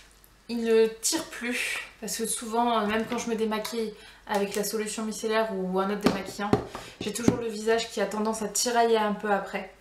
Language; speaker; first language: French; native; French